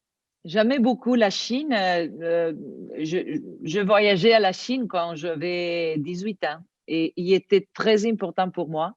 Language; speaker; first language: French; non-native, fluent; Italian